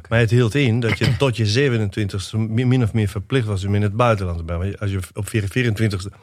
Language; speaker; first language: Dutch; non-native, fluent; Italian